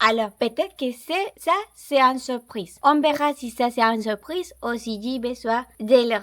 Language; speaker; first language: French; non-native, learner; Spanish